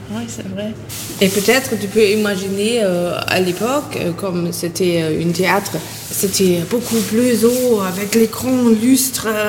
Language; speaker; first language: French; non-native, fluent; German